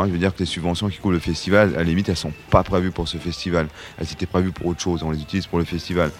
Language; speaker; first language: French; native; French